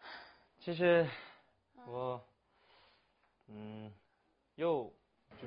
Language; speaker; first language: Chinese; non-native, learner; Korean